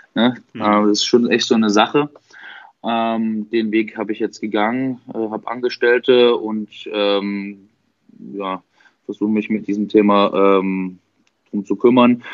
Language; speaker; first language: German; native; German